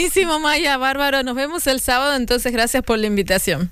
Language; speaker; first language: Spanish; native; Spanish